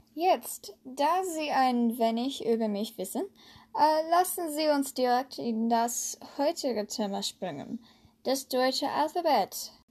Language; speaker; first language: German; non-native, learner; English